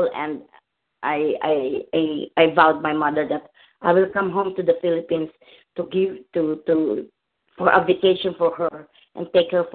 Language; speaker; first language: English; non-native, local second language; Filipino